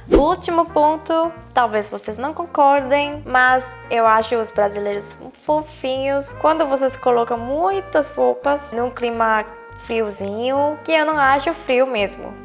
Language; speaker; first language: Portuguese; non-native, fluent; Korean